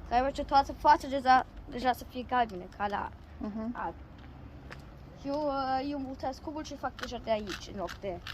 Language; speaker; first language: Romanian; early bilingual, heritage; Romanian